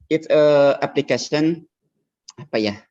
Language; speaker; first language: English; non-native, learner; Indonesian